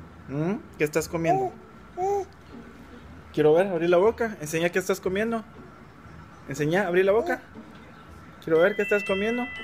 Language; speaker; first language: Spanish; native; Spanish